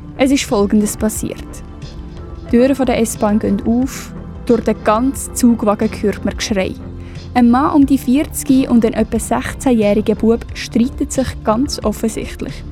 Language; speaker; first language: German; native; German